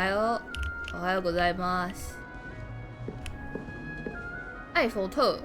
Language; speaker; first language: Japanese; non-native, learner; Chinese